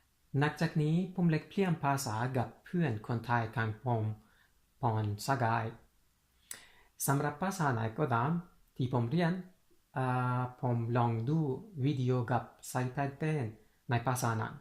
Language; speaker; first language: Thai; non-native, fluent; Persian